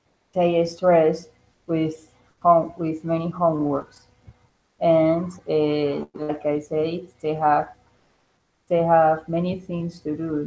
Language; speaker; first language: English; non-native, learner; Spanish